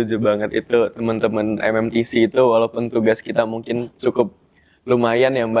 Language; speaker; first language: Indonesian; native; Indonesian